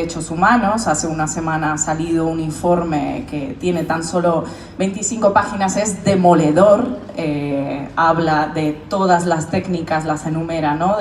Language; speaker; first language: Spanish; non-native, fluent; Russian